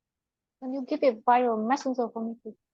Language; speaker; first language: English; non-native, learner; Vietnamese